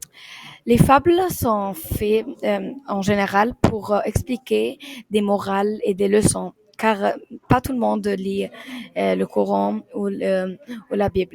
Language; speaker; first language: French; non-native, learner; Arabic